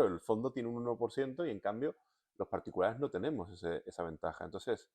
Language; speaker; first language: Spanish; native; Spanish